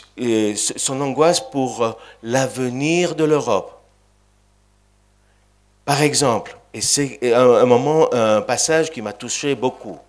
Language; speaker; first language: French; non-native, fluent; Greek